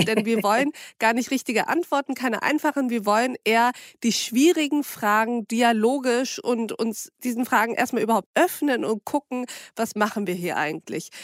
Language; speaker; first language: German; native; German